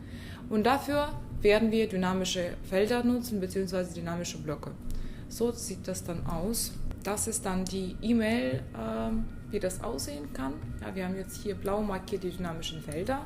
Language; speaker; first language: German; non-native, fluent; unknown